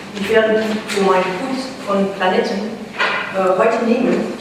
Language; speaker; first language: German; non-native, learner; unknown